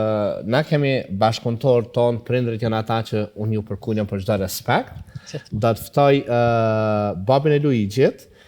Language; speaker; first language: Albanian; native; Albanian